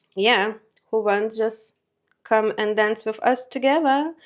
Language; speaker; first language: English; non-native, learner; Lithuanian